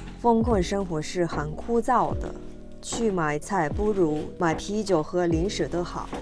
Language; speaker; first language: Chinese; non-native, fluent; Japanese